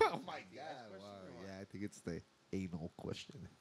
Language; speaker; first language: English; early bilingual, other home language; Spanish